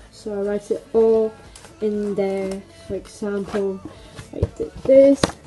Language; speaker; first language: English; non-native, local second language; Cantonese